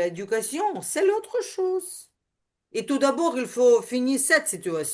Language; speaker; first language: French; non-native, learner; Ukrainian